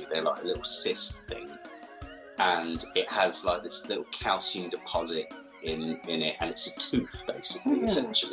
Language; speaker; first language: English; native; English